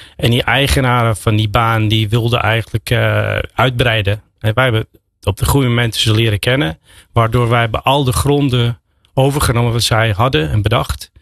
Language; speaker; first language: Dutch; non-native, fluent; English